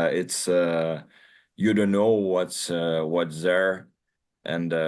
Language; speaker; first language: English; non-native, learner; Russian